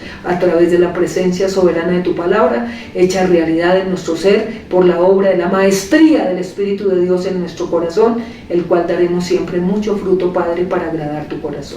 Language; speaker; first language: Spanish; native; Spanish